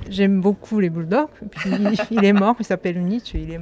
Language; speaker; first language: French; non-native, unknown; Japanese